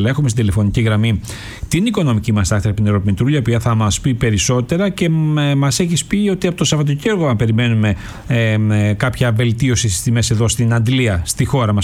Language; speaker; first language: Greek; native; Greek